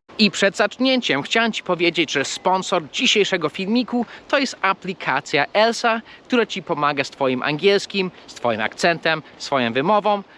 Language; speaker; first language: Polish; non-native, fluent; English